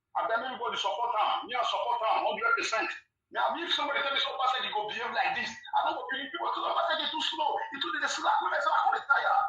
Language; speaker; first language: Nigerian Pidgin; non-native, local second language; Bini